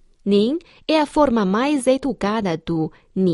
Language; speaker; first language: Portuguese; non-native, fluent; Chinese